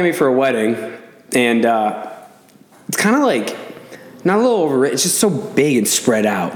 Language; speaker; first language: English; native; English